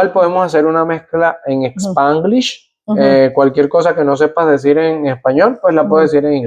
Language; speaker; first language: Spanish; native; Spanish